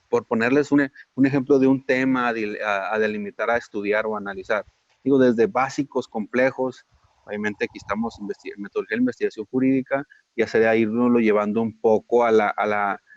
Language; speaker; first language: Spanish; native; Spanish